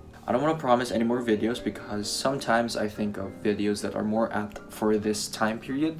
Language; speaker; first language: English; non-native, local second language; Filipino